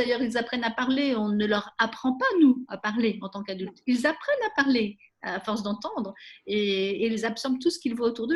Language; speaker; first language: French; native; French